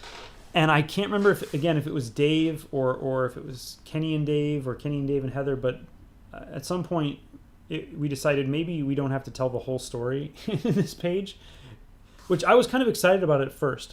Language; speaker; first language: English; native; English